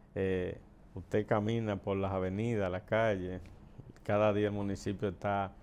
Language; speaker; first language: Spanish; native; Spanish